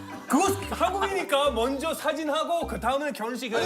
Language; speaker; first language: Korean; non-native, learner; French